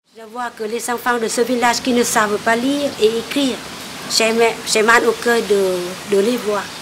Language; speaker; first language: French; non-native, local second language; Vietnamese